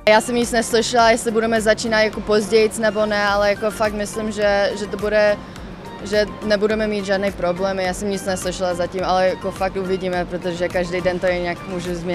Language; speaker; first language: Czech; non-native, local second language; English